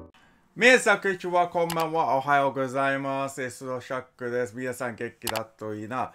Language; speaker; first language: Japanese; non-native, learner; English